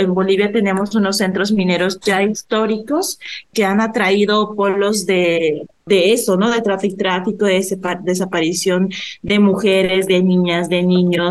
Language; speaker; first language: Spanish; native; Spanish